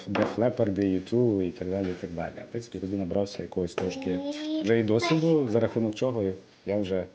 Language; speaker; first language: Ukrainian; native; Ukrainian